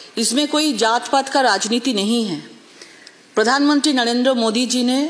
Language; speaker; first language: Hindi; native; Hindi